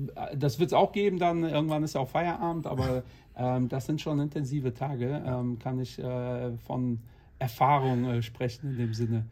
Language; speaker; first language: German; non-native, fluent; Portuguese